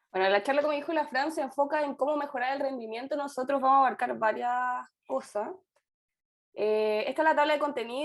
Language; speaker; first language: Spanish; native; Spanish